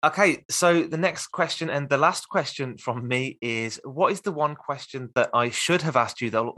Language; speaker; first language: English; native; English